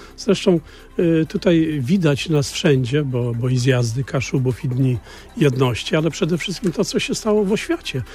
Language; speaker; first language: Polish; native; Polish